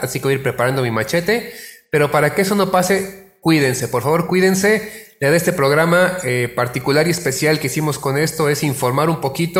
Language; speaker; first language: Spanish; native; Spanish